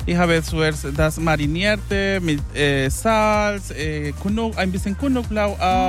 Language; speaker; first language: German; non-native, learner; Spanish